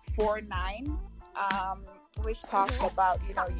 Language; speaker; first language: English; non-native, local second language; Akan